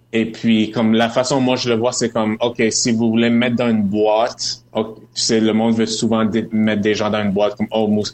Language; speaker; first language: French; native; French